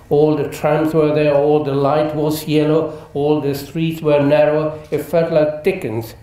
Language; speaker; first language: English; non-native, fluent; German